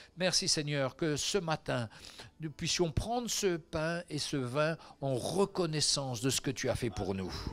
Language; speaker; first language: French; native; French